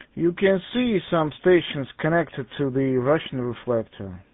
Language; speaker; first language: English; non-native, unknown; Russian